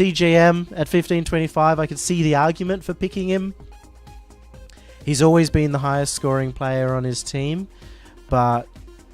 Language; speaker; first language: English; native; English